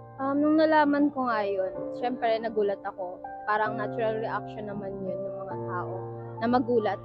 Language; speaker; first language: Filipino; native; Filipino